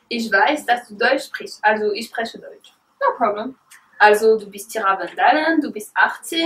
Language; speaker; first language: German; non-native, learner; French